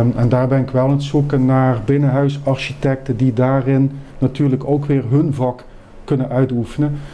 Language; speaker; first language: Dutch; native; Dutch